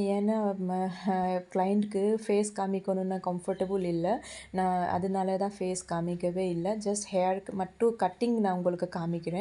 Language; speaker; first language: Tamil; non-native, fluent; Assamese